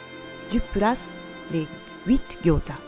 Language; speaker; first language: French; non-native, learner; Japanese